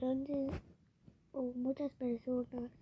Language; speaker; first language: Spanish; early bilingual, heritage; Spanish